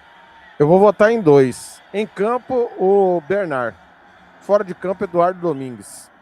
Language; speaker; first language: Portuguese; native; Portuguese